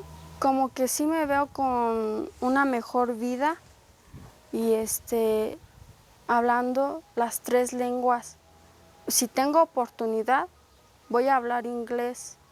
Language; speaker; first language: Spanish; non-native, local second language; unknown